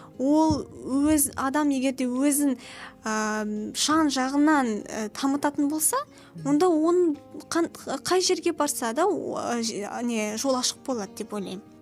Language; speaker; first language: Kazakh; non-native, local second language; Russian